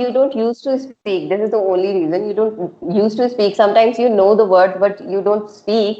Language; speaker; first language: English; non-native, local second language; Hindi